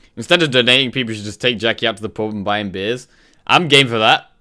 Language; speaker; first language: English; native; English